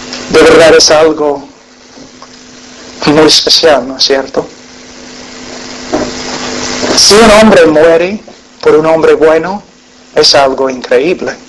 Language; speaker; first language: Spanish; non-native, fluent; English